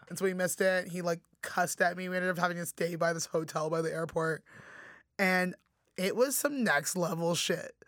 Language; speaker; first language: English; native; English